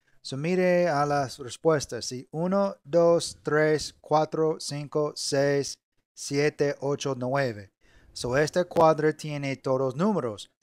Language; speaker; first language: Spanish; non-native, learner; English